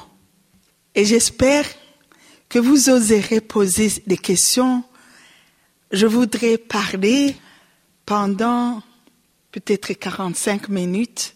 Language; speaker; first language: French; non-native, local second language; Rundi